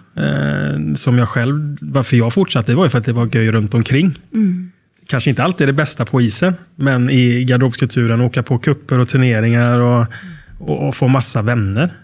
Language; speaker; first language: Swedish; native; Swedish